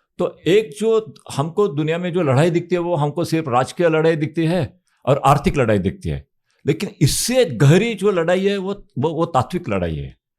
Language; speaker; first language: Hindi; non-native, local second language; Marathi